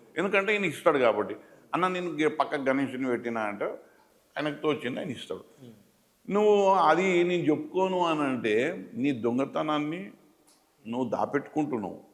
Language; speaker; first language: Telugu; native; Telugu